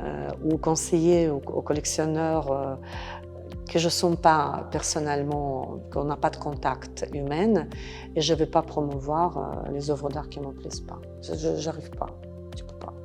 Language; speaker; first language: French; non-native, fluent; Russian